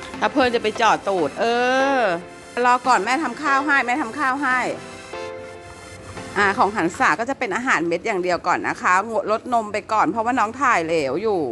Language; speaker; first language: Thai; native; Thai